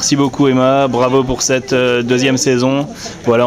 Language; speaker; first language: French; native; French